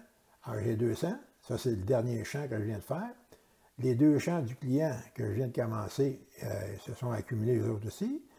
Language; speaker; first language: French; native; French